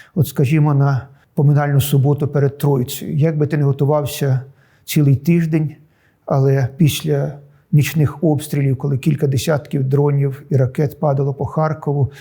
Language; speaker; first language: Ukrainian; native; Ukrainian